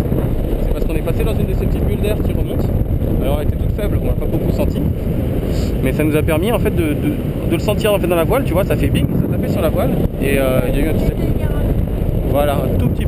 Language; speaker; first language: French; native; French